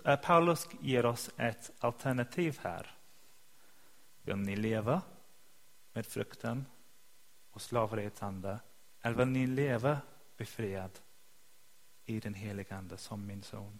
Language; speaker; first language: Swedish; non-native, fluent; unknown